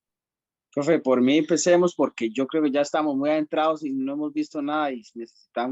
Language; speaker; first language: Spanish; native; Spanish